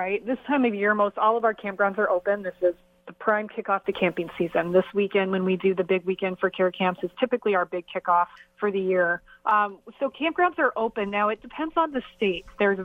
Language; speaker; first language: English; native; English